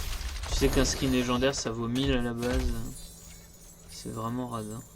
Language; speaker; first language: French; native; French